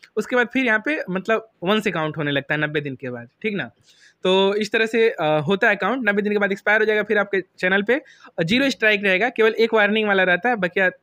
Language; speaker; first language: Hindi; native; Hindi